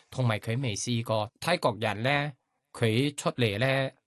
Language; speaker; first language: Cantonese; non-native, learner; Thai